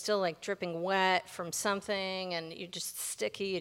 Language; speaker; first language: English; native; English